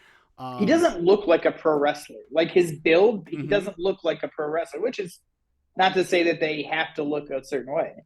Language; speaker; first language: English; native; English